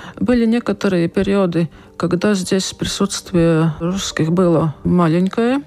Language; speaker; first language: Russian; non-native, local second language; Latvian